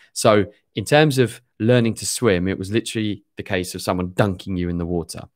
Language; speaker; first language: English; native; English